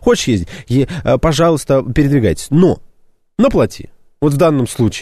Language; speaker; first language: Russian; native; Russian